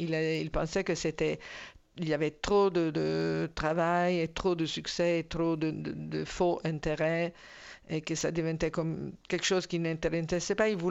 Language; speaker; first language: French; non-native, fluent; Italian